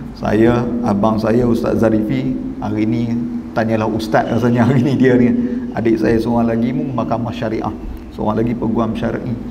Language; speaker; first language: Malay; native; Malay